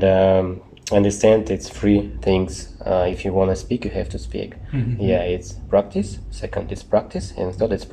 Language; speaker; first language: English; non-native, learner; Russian